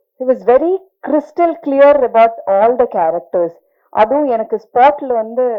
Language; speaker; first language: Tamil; non-native, learner; Malayalam